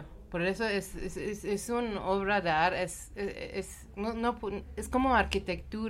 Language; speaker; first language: Spanish; non-native, learner; Persian